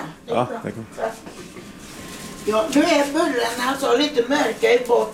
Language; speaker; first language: Swedish; non-native, fluent; Italian